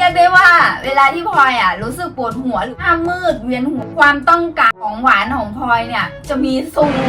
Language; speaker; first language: Thai; native; Thai